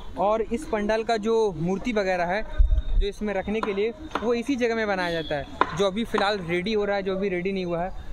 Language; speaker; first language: Hindi; native; Hindi